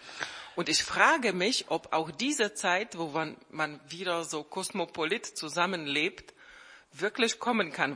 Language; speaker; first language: German; non-native, fluent; Czech